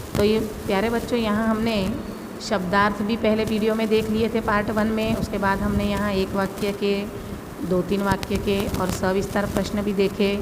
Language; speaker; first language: Urdu; non-native, local second language; Gujarati